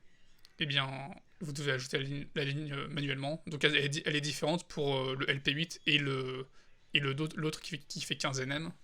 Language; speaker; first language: French; native; French